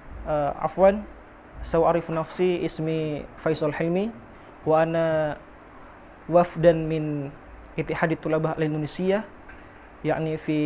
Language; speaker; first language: Arabic; non-native, fluent; Indonesian